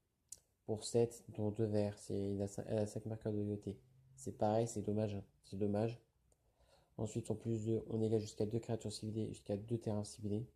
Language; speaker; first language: French; native; French